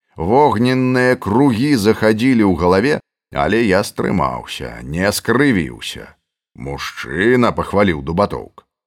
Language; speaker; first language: Belarusian; native; Belarusian